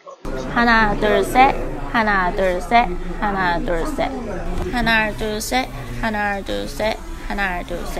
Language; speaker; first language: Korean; non-native, learner; Chinese